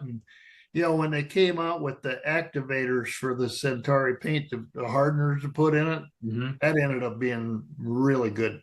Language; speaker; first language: English; native; English